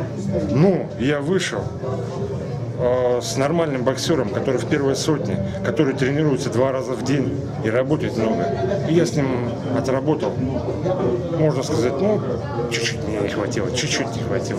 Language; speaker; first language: Russian; native; Russian